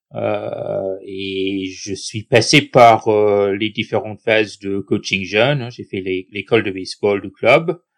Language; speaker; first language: French; non-native, fluent; English